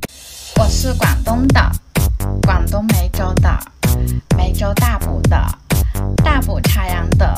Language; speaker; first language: Chinese; non-native, local second language; Hakka Chinese